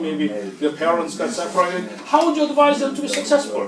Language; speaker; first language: English; non-native, fluent; Korean